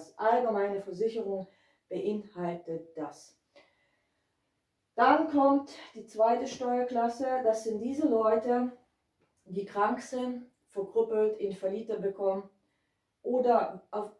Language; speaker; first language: German; non-native, fluent; Hungarian